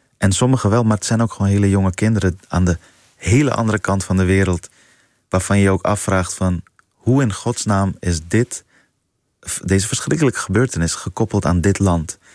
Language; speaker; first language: Dutch; early bilingual, other home language; Persian